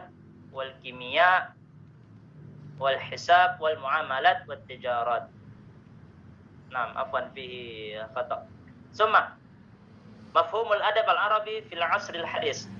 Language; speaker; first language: Arabic; non-native, learner; Indonesian